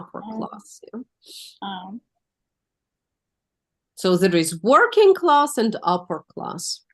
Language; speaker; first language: English; non-native, fluent; Russian